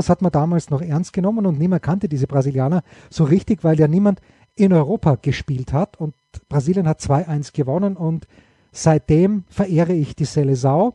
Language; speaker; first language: German; native; German